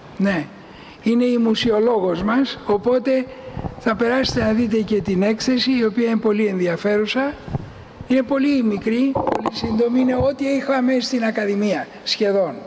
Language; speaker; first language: Greek; early bilingual, heritage; Greek